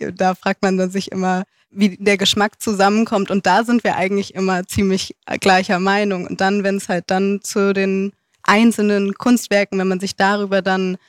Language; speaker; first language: German; native; German